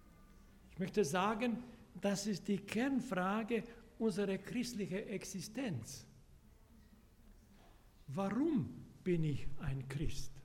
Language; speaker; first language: German; non-native, fluent; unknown